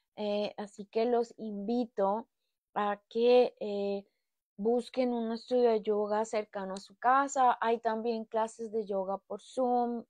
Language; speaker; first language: Spanish; native; Spanish